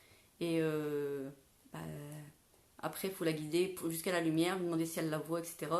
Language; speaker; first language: French; native; French